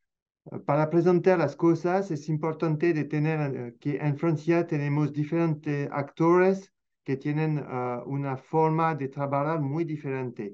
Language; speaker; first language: Spanish; non-native, fluent; French